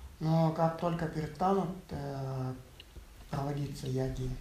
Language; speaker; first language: Czech; non-native, learner; Russian